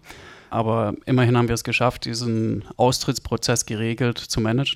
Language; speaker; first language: German; native; German